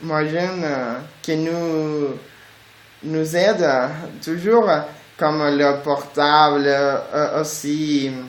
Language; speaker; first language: French; non-native, learner; Spanish